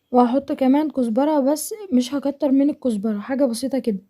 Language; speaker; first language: Arabic; native; Arabic